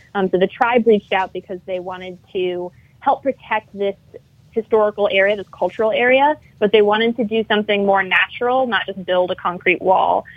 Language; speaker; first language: English; native; English